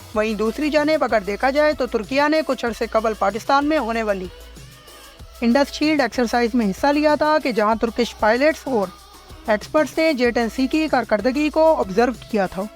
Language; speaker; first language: Urdu; native; Urdu